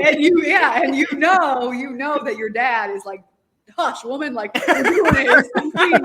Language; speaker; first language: English; native; English